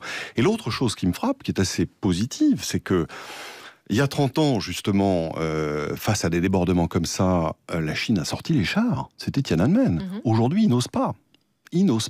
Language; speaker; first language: French; native; French